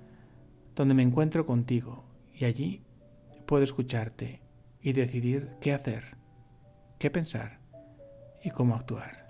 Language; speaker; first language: Spanish; native; Spanish